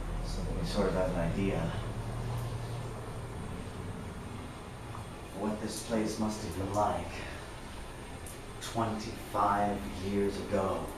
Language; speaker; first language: English; native; English